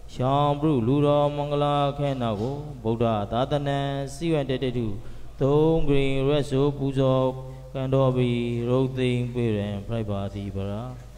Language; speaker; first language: Burmese; native; Burmese